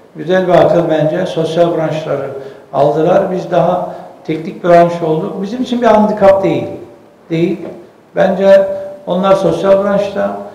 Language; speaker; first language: Turkish; native; Turkish